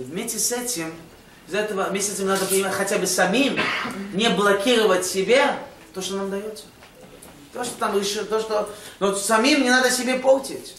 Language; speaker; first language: Russian; early bilingual, heritage; Russian